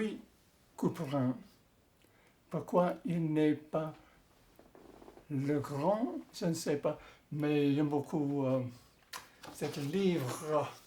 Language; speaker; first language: French; non-native, learner; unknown